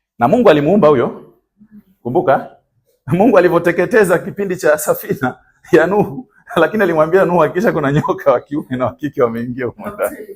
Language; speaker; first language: Swahili; native; Swahili